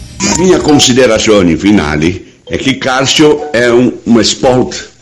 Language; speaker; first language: Italian; non-native, learner; Portuguese